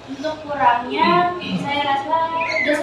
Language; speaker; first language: Indonesian; native; Indonesian